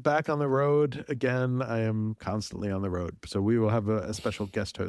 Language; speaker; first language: English; native; English